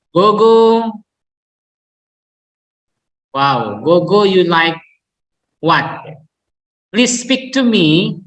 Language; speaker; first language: English; non-native, learner; Indonesian